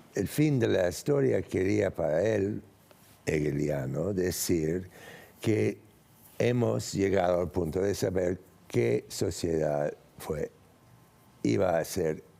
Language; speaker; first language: Spanish; non-native, fluent; English